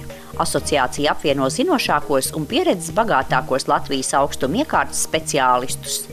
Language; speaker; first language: Latvian; native; Latvian